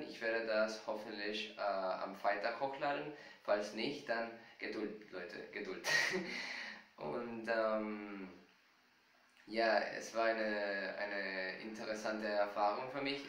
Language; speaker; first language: German; non-native, fluent; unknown